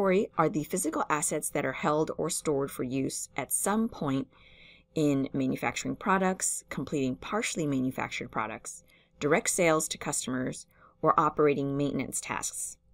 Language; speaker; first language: English; native; English